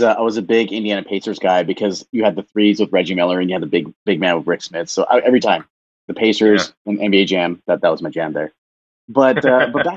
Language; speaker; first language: English; native; English